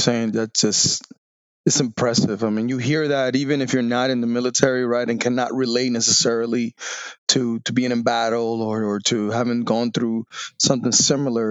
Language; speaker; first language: English; non-native, fluent; Spanish